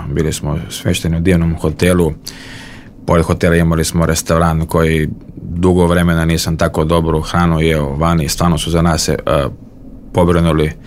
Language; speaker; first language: Serbian; early bilingual, heritage; Bosnian